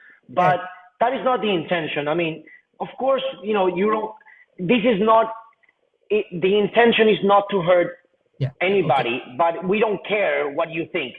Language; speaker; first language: English; non-native, fluent; Spanish